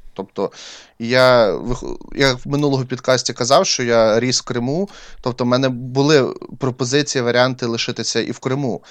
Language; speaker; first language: Ukrainian; non-native, local second language; Russian